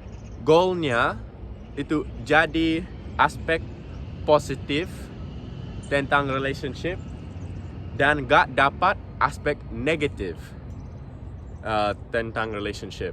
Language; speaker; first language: Indonesian; non-native, local second language; English